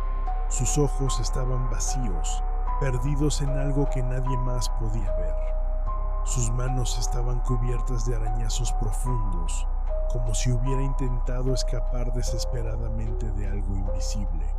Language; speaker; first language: Spanish; native; Spanish